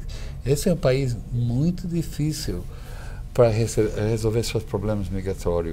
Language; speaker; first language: Portuguese; non-native, fluent; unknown